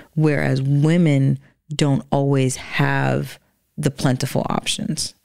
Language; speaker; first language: English; native; English